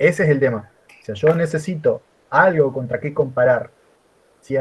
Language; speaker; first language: Spanish; native; Spanish